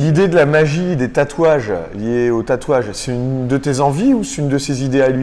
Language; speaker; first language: French; native; French